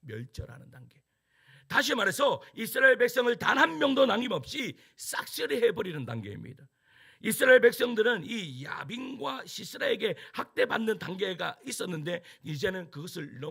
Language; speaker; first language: Korean; native; Korean